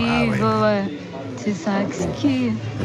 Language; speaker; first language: French; non-native, learner; Portuguese